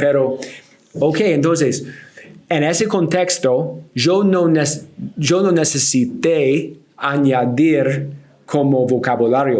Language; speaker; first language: Spanish; non-native, learner; English